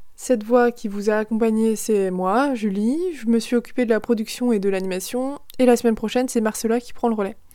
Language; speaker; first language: French; native; French